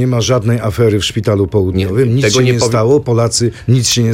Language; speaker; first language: Polish; native; Polish